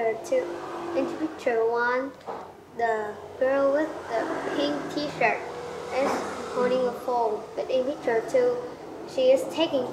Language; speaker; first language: English; non-native, learner; Vietnamese